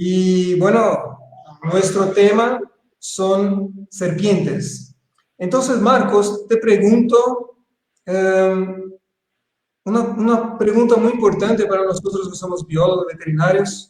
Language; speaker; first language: Spanish; non-native, fluent; Portuguese